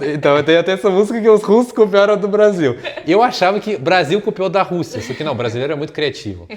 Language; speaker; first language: Portuguese; non-native, fluent; Russian